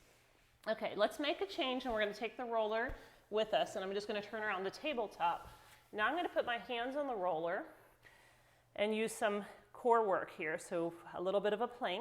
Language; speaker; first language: English; native; English